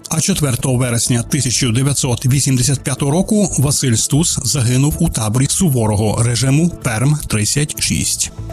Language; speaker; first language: Ukrainian; non-native, local second language; Hungarian